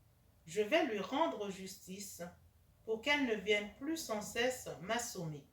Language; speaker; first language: French; native; French